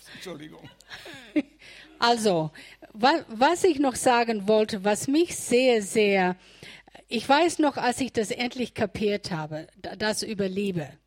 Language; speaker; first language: German; non-native, fluent; English